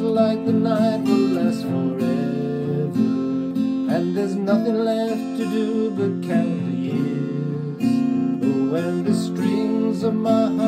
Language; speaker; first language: English; native; English